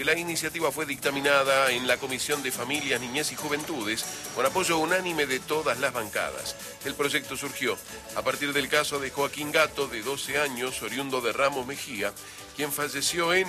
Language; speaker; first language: Spanish; native; Spanish